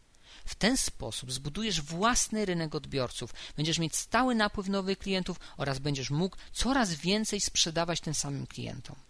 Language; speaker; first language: Polish; native; Polish